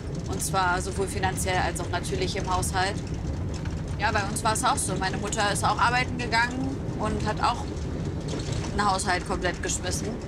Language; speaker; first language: German; native; German